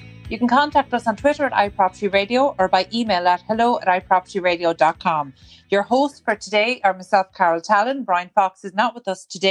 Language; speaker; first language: English; native; English